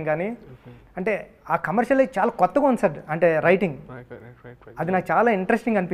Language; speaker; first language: Telugu; native; Telugu